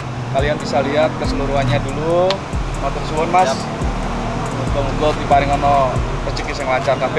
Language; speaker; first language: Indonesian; non-native, local second language; Javanese